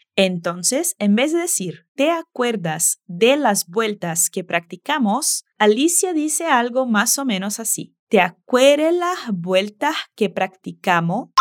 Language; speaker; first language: Spanish; non-native, fluent; Portuguese